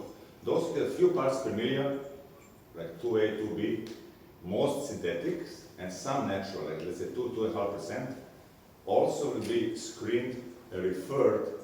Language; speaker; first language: English; non-native, fluent; Serbian